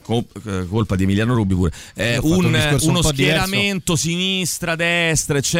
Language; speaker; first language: Italian; native; Italian